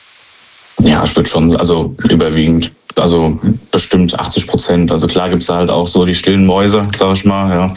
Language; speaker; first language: German; native; German